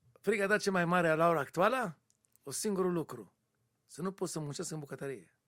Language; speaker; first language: Romanian; non-native, learner; Hebrew